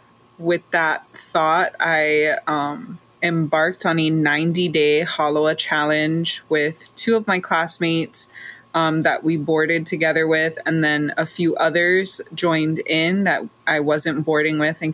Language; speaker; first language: English; native; English